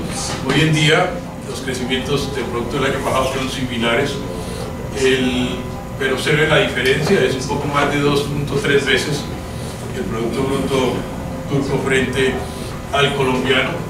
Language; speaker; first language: Spanish; native; Spanish